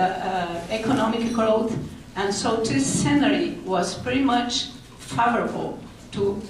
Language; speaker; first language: English; non-native, fluent; Portuguese